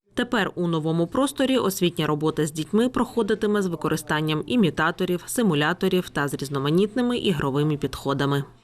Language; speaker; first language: Ukrainian; native; Ukrainian